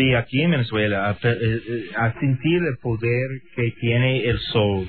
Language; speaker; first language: Spanish; non-native, learner; English